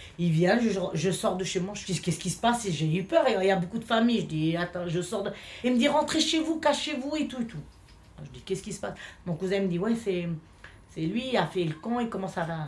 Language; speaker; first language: French; non-native, local second language; Romany